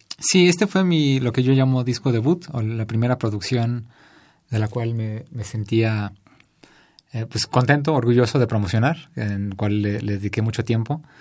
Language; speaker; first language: Spanish; early bilingual, heritage; Spanish